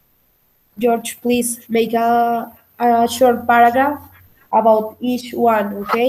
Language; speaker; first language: English; non-native, learner; Spanish